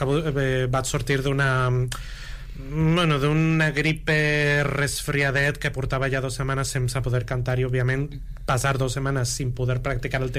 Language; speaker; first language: Catalan; non-native, local second language; Spanish